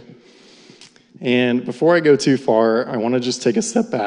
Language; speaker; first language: English; native; English